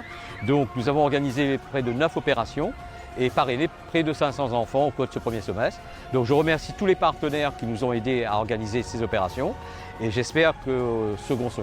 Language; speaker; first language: French; native; French